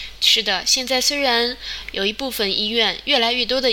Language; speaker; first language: Chinese; non-native, fluent; Japanese